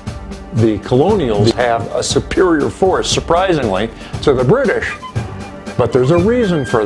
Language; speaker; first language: English; native; English